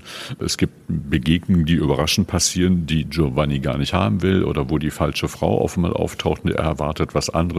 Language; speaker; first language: German; native; German